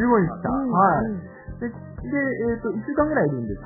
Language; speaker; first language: Japanese; native; Japanese